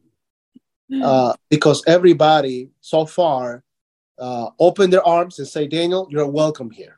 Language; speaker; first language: English; non-native, fluent; Spanish